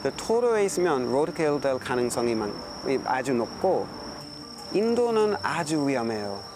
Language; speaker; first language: Korean; non-native, fluent; English